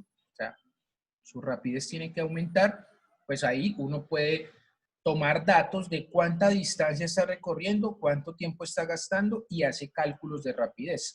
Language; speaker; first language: Spanish; native; Spanish